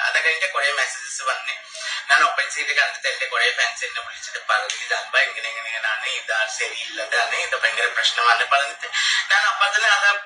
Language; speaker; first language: Malayalam; non-native, fluent; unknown